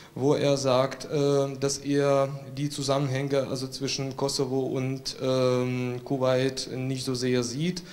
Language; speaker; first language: German; non-native, fluent; Russian